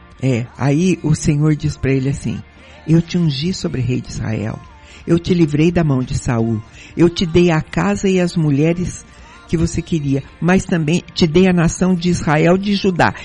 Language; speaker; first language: Portuguese; native; Portuguese